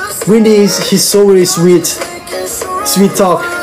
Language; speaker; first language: English; non-native, learner; Thai